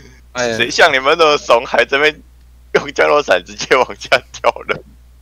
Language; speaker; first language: Chinese; native; Chinese